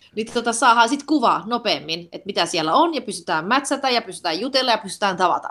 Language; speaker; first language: Finnish; early bilingual, heritage; Finnish